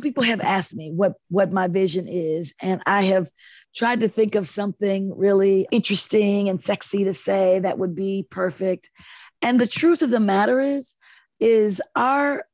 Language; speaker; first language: English; native; English